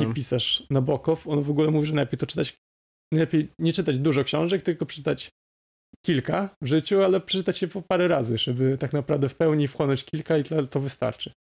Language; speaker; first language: Polish; native; Polish